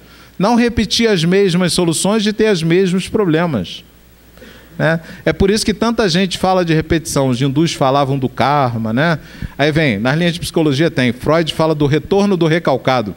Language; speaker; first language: Portuguese; native; Portuguese